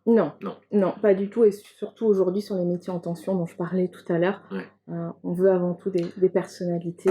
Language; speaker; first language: French; native; French